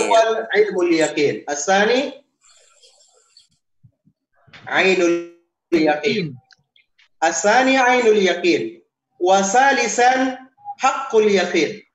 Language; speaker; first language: Arabic; non-native, fluent; Indonesian